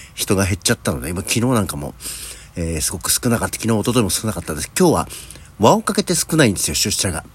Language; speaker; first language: Japanese; native; Japanese